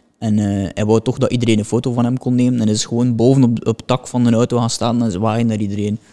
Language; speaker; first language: Dutch; native; Dutch